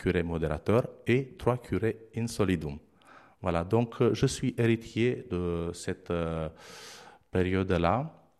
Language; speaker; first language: French; non-native, fluent; Romanian